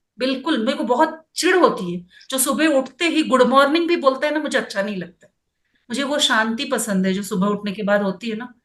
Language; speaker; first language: Hindi; non-native, local second language; Kannada